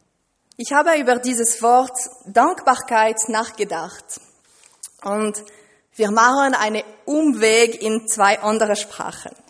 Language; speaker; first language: German; non-native, fluent; French